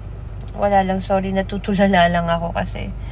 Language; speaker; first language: Filipino; native; Filipino